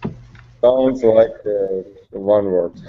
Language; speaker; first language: English; non-native, learner; Russian